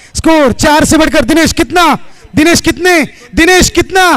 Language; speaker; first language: Hindi; non-native, local second language; Marathi